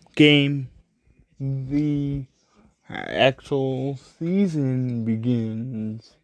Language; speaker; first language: English; native; English